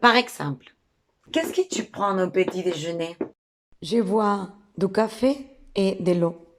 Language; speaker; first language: French; non-native, fluent; Spanish